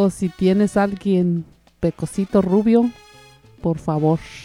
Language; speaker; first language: Spanish; native; Spanish